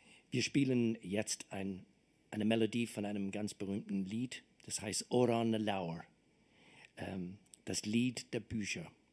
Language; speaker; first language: German; non-native, fluent; English